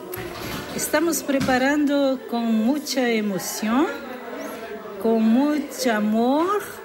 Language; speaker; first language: Spanish; non-native, learner; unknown